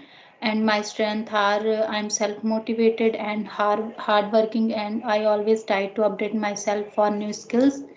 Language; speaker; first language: English; non-native, learner; Hindi